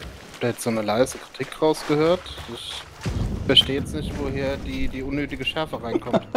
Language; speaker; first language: German; native; German